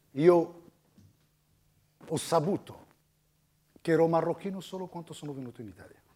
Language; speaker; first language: Italian; non-native, fluent; Arabic